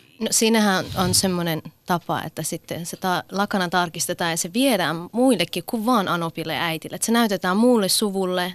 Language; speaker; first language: Finnish; early bilingual, other home language; Persian